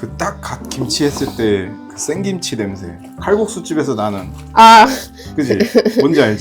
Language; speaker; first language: Korean; native; Korean